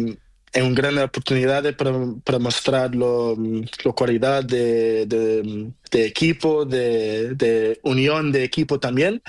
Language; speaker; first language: Spanish; non-native, learner; Portuguese